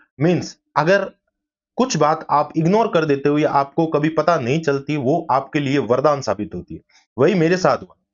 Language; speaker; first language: Hindi; native; Hindi